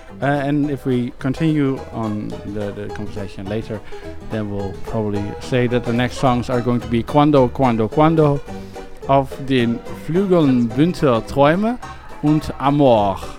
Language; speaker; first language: English; non-native, fluent; Dutch